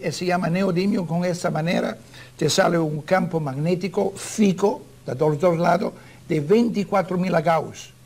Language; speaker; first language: Spanish; non-native, learner; Italian